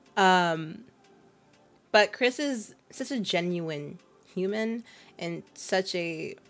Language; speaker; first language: English; native; English